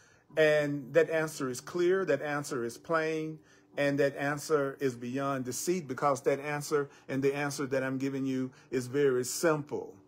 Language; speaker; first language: English; native; English